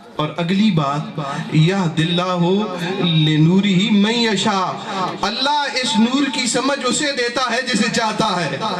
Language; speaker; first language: Urdu; non-native, local second language; Punjabi